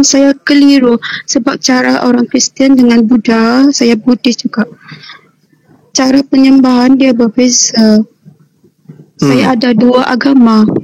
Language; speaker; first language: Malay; non-native, local second language; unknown